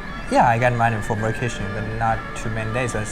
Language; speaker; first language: English; non-native, learner; Chinese